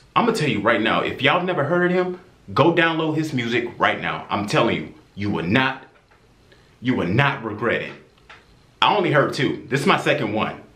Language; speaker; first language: English; native; English